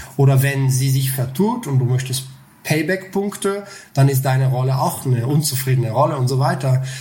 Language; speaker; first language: German; non-native, fluent; Bulgarian